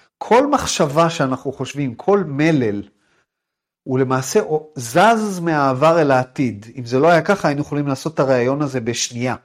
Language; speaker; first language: Hebrew; native; Hebrew